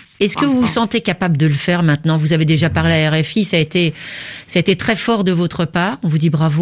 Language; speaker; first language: French; native; French